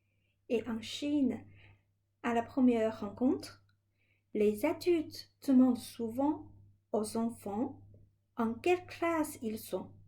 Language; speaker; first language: French; non-native, fluent; Chinese